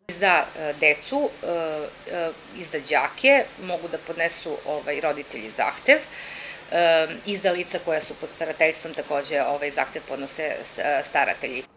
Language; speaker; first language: Serbian; native; Serbian